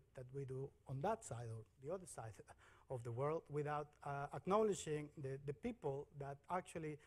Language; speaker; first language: English; non-native, fluent; Spanish